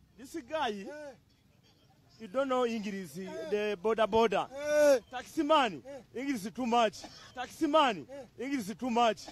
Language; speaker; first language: English; non-native, learner; Ganda